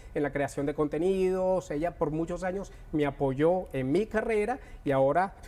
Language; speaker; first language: Spanish; native; Spanish